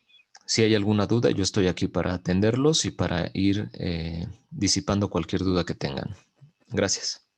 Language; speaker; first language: Spanish; native; Spanish